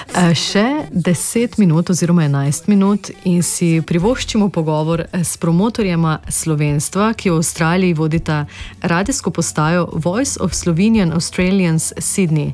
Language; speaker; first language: Slovenian; native; Slovenian